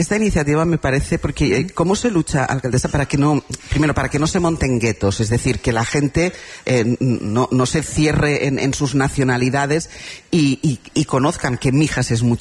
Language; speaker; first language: Spanish; native; Spanish